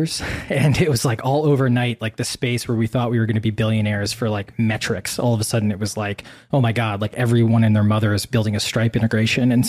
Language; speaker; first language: English; native; English